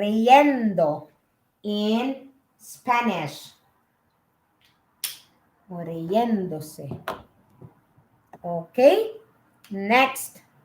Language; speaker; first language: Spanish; non-native, learner; Filipino